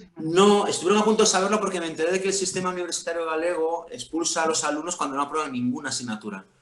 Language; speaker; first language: Spanish; native; Spanish